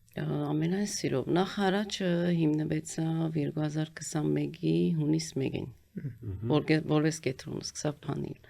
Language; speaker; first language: Armenian; early bilingual, heritage; Armenian